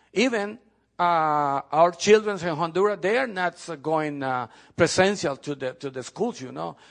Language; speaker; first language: English; non-native, fluent; Spanish